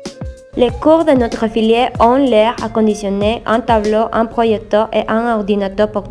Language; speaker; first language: French; non-native, learner; Spanish